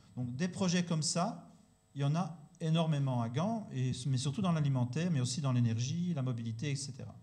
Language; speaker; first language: French; native; French